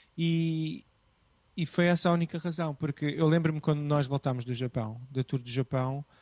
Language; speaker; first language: Portuguese; native; Portuguese